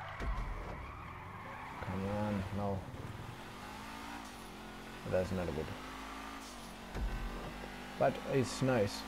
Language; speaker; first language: English; non-native, learner; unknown